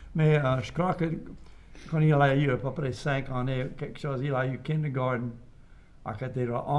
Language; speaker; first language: French; non-native, local second language; English